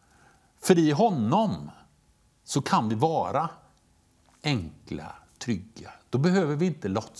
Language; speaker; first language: Swedish; native; Swedish